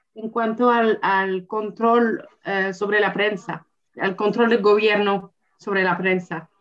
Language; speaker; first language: Spanish; non-native, fluent; French